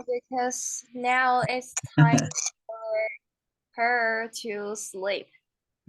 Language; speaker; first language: English; non-native, learner; Chinese